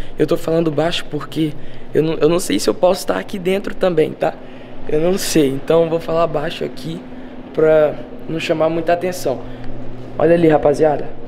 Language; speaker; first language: Portuguese; early bilingual, heritage; Portuguese